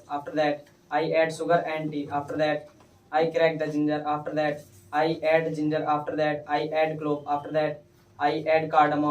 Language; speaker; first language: English; non-native, learner; Hindi